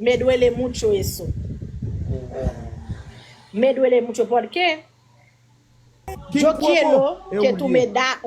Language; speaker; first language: Spanish; non-native, learner; Haitian Creole